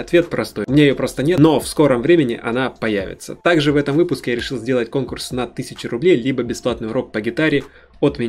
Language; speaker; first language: Russian; native; Russian